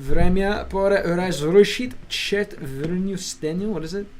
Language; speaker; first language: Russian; non-native, learner; English